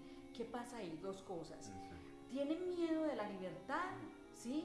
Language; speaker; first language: Spanish; native; Spanish